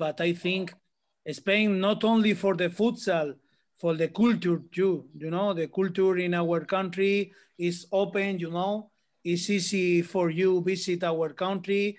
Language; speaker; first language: English; non-native, learner; Spanish